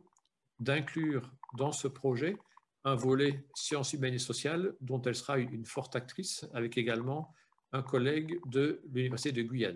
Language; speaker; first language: French; native; French